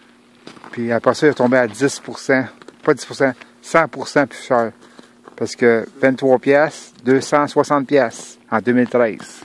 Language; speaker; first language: French; native; French